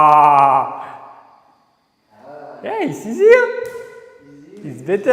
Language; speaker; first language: English; non-native, learner; French